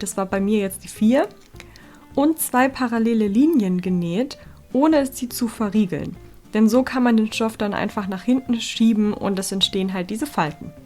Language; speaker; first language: German; native; German